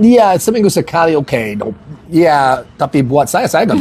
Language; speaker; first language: Indonesian; non-native, learner; English